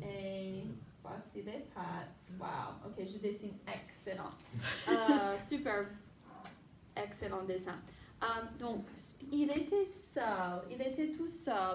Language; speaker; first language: French; non-native, fluent; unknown